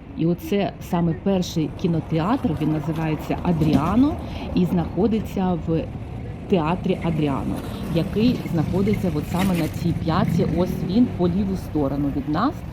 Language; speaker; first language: Ukrainian; native; Ukrainian